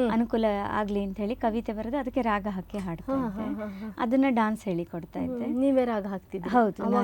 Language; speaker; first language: Kannada; native; Kannada